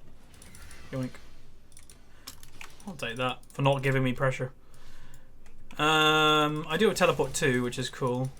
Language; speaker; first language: English; native; English